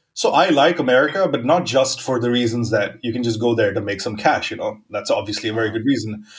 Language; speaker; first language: English; non-native, local second language; Gujarati